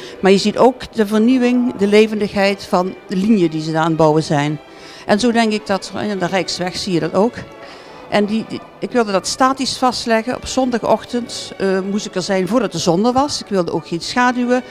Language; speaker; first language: Dutch; native; Dutch